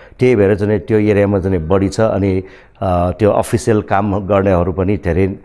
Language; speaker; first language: Nepali; non-native, local second language; Newari